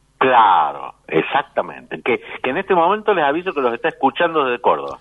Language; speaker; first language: Spanish; native; Spanish